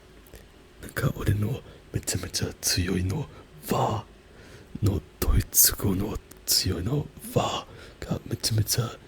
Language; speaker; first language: Japanese; non-native, learner; German